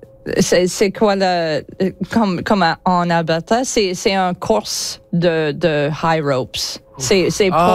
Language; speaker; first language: French; non-native, learner; English